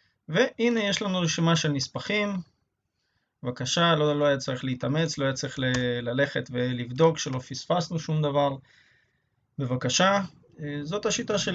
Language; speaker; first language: Hebrew; native; Hebrew